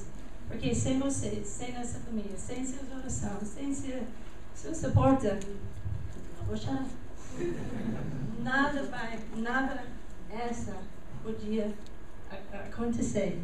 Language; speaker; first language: Portuguese; non-native, learner; English